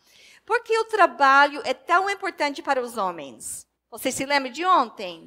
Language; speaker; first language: Portuguese; non-native, fluent; English